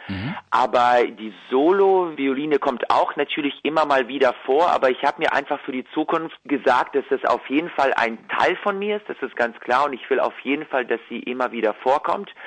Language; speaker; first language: German; early bilingual, other home language; Russian